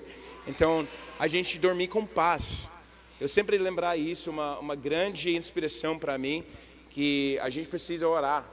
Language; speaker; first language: Portuguese; non-native, learner; English